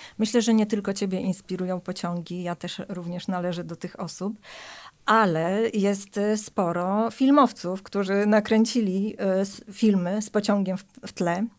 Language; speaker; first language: Polish; native; Polish